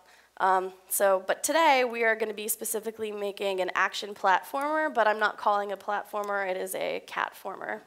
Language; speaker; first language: English; native; English